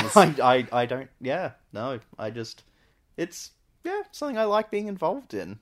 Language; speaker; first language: English; native; English